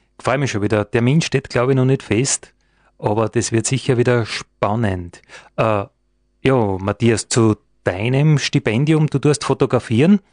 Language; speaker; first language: German; native; German